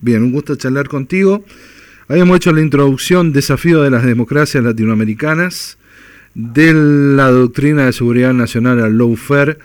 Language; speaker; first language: Spanish; native; Spanish